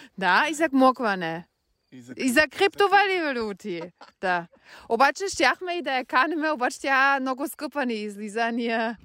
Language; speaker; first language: Bulgarian; native; Bulgarian